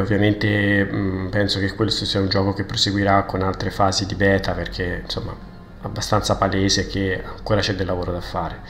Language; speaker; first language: Italian; native; Italian